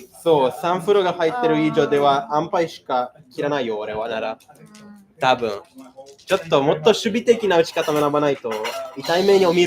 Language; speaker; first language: Japanese; non-native, fluent; English